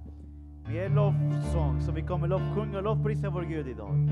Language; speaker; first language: Swedish; non-native, fluent; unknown